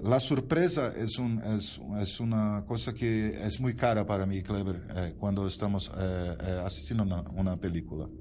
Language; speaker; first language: Spanish; non-native, learner; Portuguese